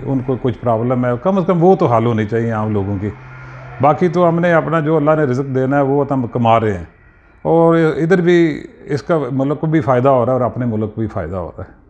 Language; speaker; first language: Urdu; non-native, local second language; Punjabi